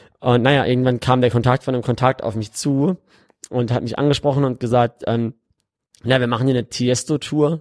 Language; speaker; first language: German; native; German